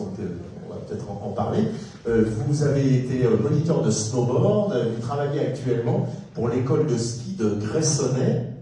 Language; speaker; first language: French; native; French